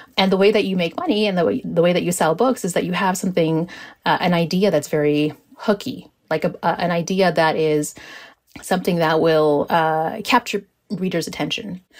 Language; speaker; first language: English; native; English